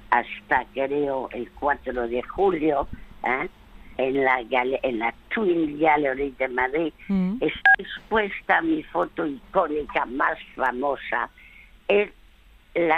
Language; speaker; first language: Spanish; early bilingual, other home language; French